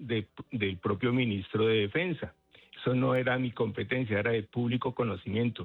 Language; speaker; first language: Spanish; native; Spanish